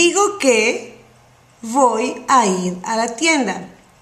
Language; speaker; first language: Spanish; non-native, fluent; English